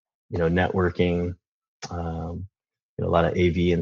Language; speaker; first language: English; native; English